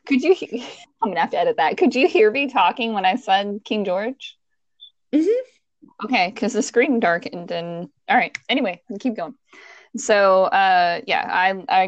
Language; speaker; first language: English; native; English